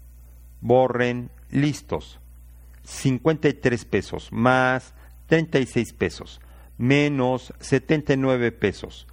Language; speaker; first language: Spanish; native; Spanish